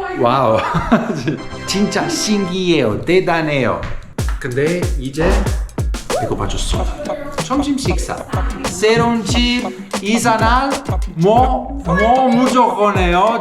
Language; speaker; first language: Korean; non-native, learner; Italian